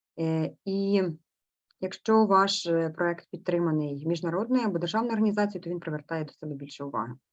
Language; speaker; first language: Ukrainian; native; Ukrainian